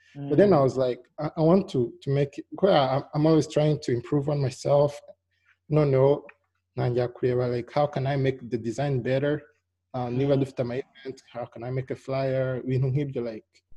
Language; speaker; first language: English; non-native, local second language; Kinyarwanda